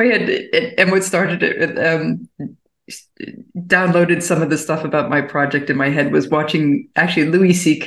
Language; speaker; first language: English; native; English